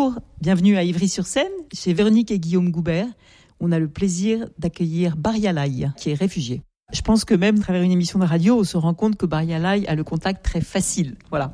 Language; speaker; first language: French; native; French